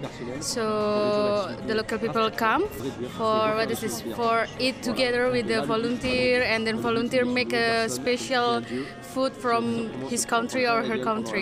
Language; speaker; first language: English; non-native, learner; Indonesian